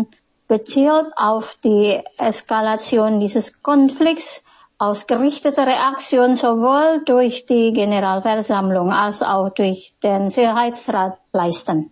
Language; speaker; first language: German; non-native, fluent; Indonesian